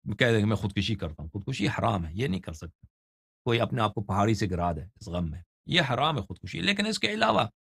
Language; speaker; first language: Urdu; non-native, fluent; Persian